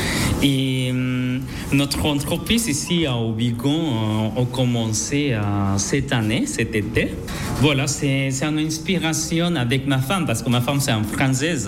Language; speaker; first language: French; non-native, fluent; Spanish